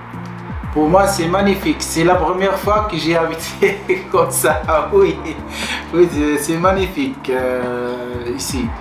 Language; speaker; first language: French; non-native, local second language; Arabic